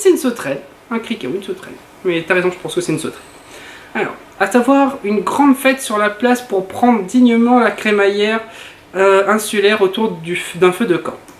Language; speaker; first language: French; native; French